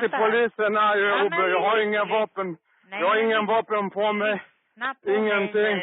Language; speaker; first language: Swedish; non-native, learner; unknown